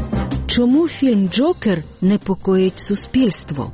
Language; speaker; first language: Ukrainian; native; Ukrainian